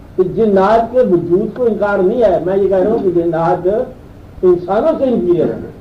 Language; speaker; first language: Urdu; non-native, local second language; Punjabi